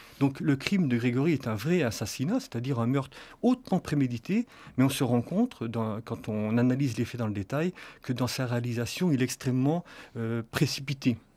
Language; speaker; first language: French; native; French